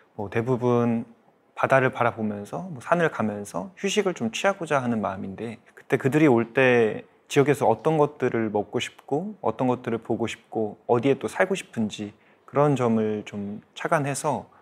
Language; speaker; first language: Korean; native; Korean